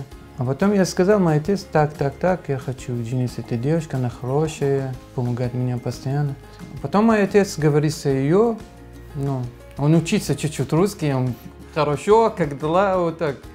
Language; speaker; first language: Russian; non-native, learner; Arabic